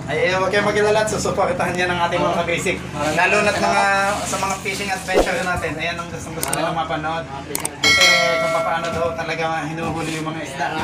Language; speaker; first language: Filipino; native; Filipino